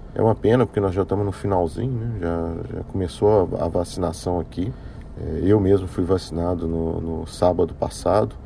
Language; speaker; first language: Portuguese; native; Portuguese